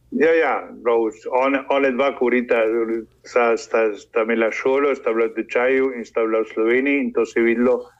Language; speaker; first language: Slovenian; early bilingual, heritage; Slovenian